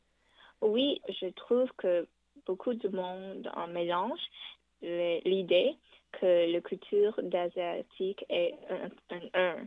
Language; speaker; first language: French; non-native, fluent; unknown